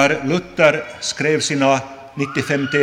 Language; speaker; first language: Swedish; non-native, local second language; Finnish